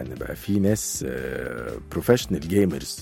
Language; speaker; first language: Arabic; native; Arabic